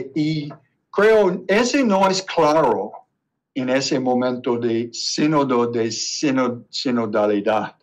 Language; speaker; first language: Spanish; non-native, learner; English